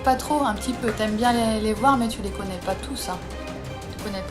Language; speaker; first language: French; native; French